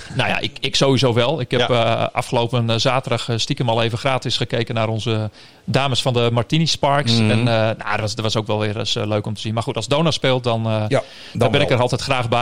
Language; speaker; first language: Dutch; native; Dutch